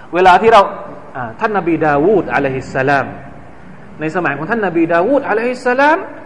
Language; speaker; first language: Thai; non-native, local second language; Malay